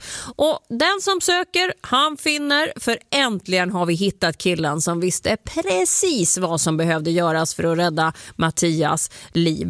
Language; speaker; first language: Swedish; native; Swedish